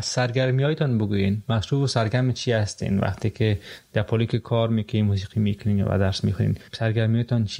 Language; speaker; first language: Persian; native; Persian